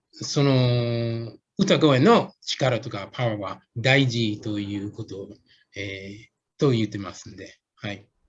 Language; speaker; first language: Japanese; non-native, fluent; English